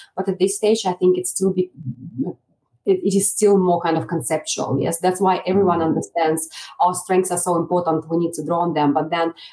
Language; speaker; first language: English; non-native, fluent; Russian